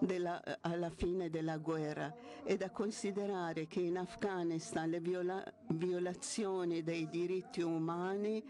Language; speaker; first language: Italian; non-native, fluent; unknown